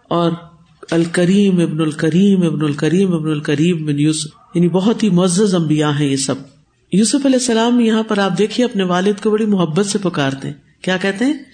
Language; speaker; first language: Urdu; non-native, local second language; Punjabi